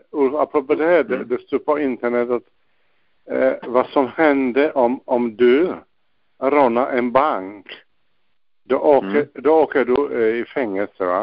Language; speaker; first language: Swedish; non-native, fluent; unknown